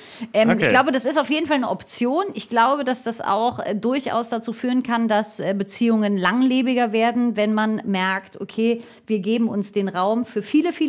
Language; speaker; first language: German; native; German